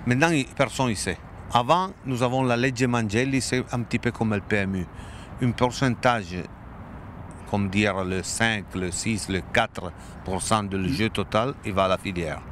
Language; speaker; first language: French; non-native, learner; Italian